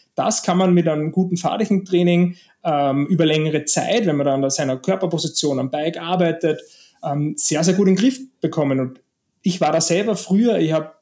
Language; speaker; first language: German; native; German